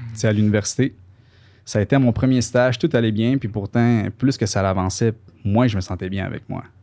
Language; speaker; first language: French; early bilingual, other home language; Spanish